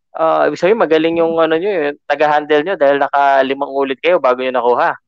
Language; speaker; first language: Filipino; native; Filipino